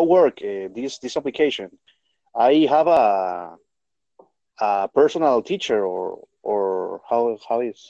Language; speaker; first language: English; non-native, learner; Spanish